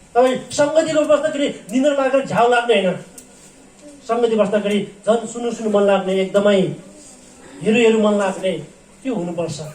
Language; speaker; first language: Nepali; non-native, local second language; Eastern Tamang